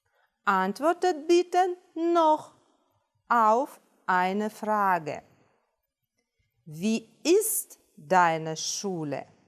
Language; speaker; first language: German; non-native, fluent; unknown